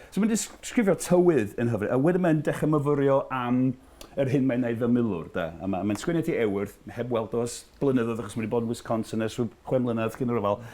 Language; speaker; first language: Welsh; non-native, fluent; English